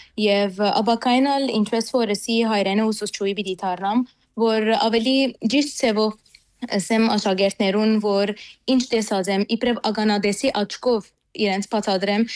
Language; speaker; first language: Armenian; early bilingual, heritage; Armenian